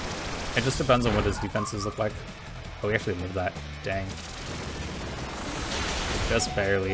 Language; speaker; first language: English; native; English